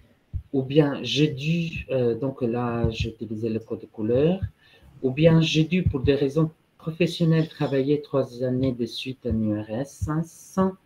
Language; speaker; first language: French; non-native, fluent; Italian